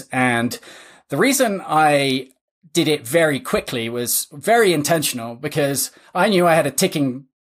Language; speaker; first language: English; native; English